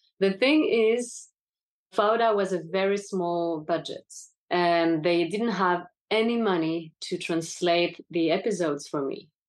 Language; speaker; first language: English; non-native, fluent; French